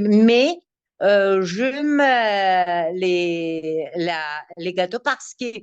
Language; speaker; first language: French; non-native, learner; Greek